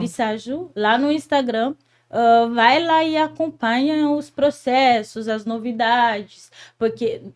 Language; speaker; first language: Portuguese; non-native, fluent; Haitian Creole